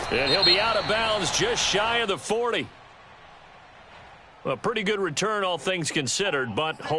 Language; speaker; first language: English; native; English